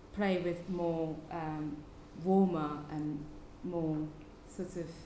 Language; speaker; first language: English; non-native, fluent; Japanese